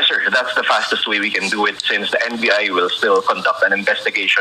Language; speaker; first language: English; non-native, local second language; Filipino